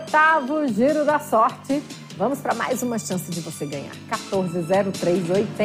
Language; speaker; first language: Portuguese; native; Portuguese